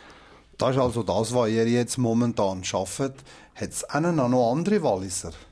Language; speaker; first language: German; native; German